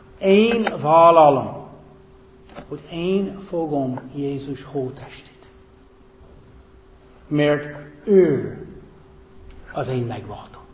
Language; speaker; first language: Hungarian; non-native, fluent; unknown